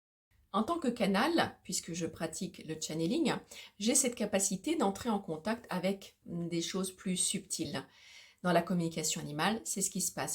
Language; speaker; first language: French; native; French